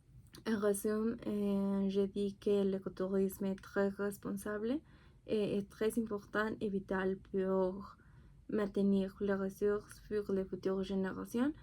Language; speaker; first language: French; non-native, learner; Spanish